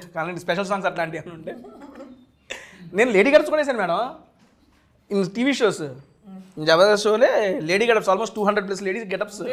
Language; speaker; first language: Telugu; native; Telugu